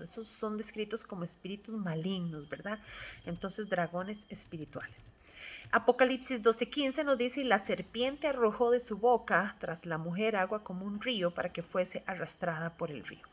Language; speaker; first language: Spanish; native; Spanish